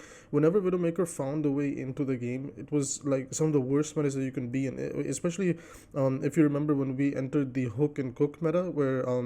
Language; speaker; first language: English; native; English